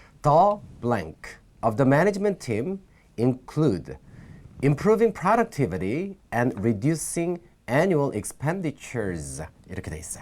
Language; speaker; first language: English; non-native, fluent; Korean